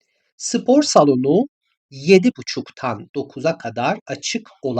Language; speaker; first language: Turkish; non-native, fluent; Persian